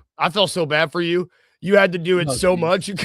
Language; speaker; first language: English; native; English